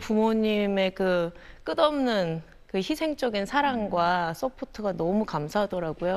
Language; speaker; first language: Korean; native; Korean